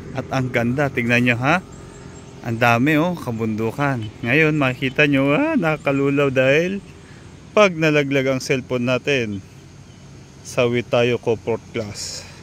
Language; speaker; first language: Filipino; non-native, local second language; Waray